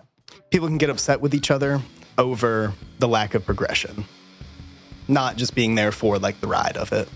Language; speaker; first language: English; native; English